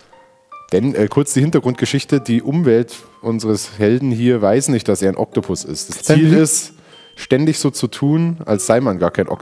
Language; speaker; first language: German; native; German